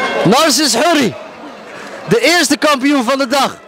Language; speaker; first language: Dutch; native; Dutch